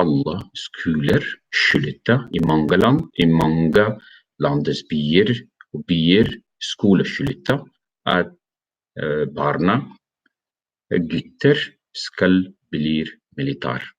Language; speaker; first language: Norwegian; non-native, learner; Arabic